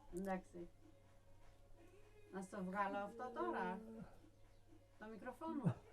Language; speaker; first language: Greek; early bilingual, heritage; English